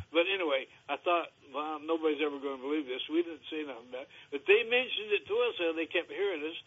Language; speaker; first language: English; native; English